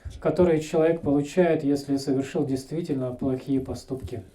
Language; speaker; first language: Russian; native; Russian